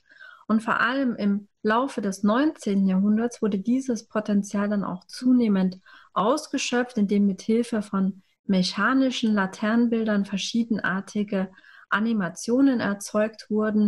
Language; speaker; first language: German; native; German